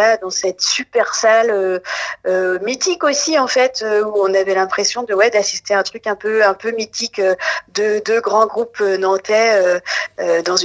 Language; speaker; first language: French; non-native, local second language; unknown